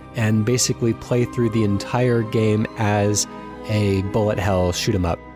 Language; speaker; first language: English; native; English